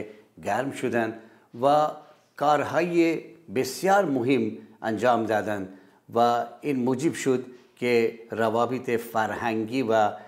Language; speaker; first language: Persian; non-native, fluent; Urdu